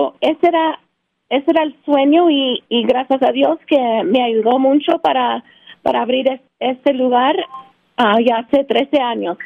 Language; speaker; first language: Spanish; early bilingual, heritage; Spanish